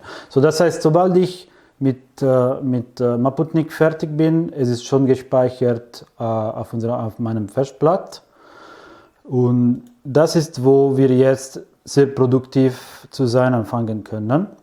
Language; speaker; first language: German; non-native, fluent; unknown